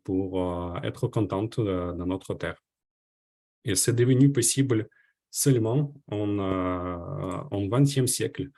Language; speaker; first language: French; non-native, fluent; Ukrainian